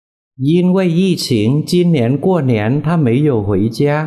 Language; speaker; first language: Chinese; non-native, fluent; Vietnamese